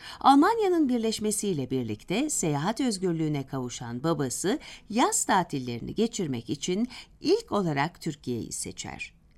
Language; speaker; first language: Turkish; native; Turkish